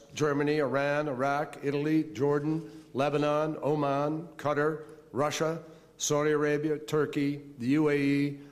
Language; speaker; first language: English; native; English